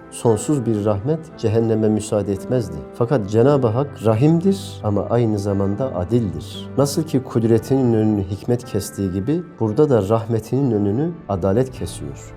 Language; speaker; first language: Turkish; native; Turkish